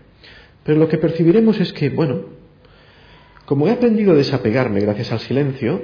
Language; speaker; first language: Spanish; native; Spanish